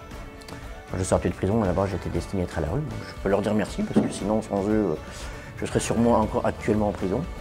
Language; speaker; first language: French; native; French